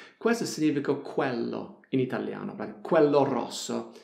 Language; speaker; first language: Italian; non-native, fluent; English